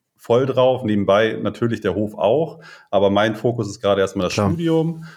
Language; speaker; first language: German; native; German